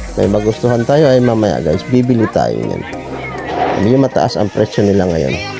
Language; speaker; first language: Filipino; non-native, local second language; Cebuano